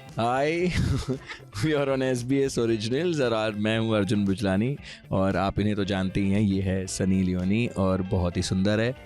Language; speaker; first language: Hindi; native; Hindi